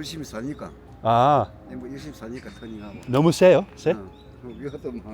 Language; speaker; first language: Korean; native; Korean